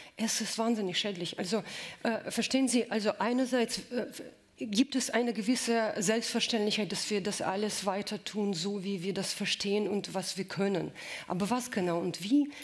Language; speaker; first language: German; non-native, fluent; Russian